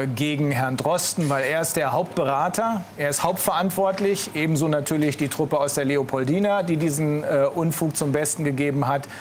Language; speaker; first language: German; native; German